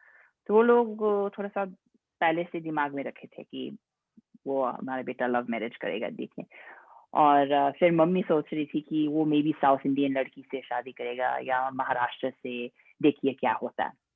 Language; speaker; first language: Hindi; non-native, fluent; English